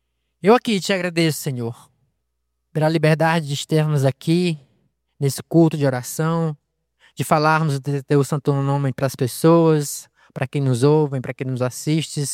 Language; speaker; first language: Portuguese; native; Portuguese